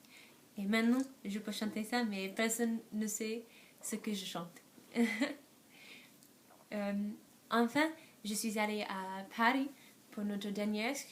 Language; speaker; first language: French; non-native, learner; English